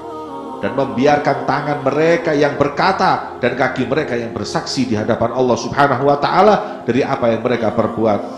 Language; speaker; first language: Indonesian; native; Indonesian